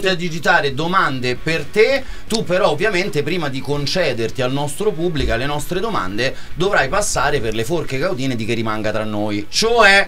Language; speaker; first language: Italian; native; Italian